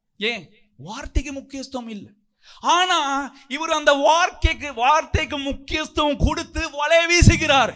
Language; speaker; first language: Tamil; non-native, local second language; Sinhala